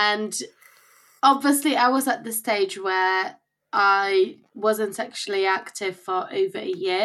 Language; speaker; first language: English; non-native, fluent; Polish